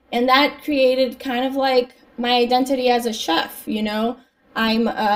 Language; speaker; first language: English; native; English